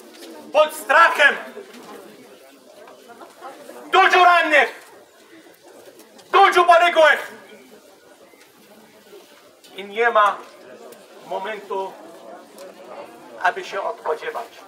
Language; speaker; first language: Polish; non-native, fluent; Arabic